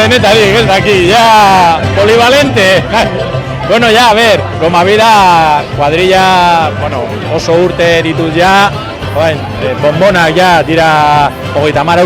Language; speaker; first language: Basque; non-native, local second language; Spanish